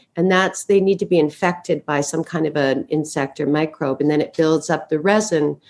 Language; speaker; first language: English; native; English